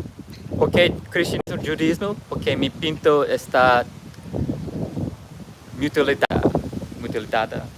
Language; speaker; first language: Portuguese; non-native, learner; English